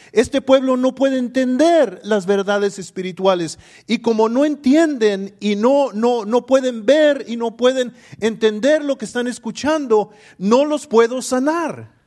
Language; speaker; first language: Spanish; early bilingual, heritage; English